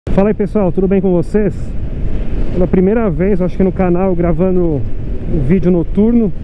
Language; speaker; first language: Portuguese; native; Portuguese